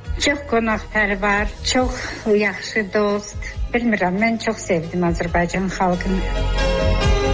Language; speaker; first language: Azerbaijani; non-native, fluent; Georgian